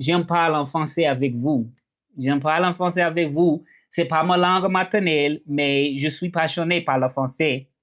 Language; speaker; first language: French; non-native, learner; English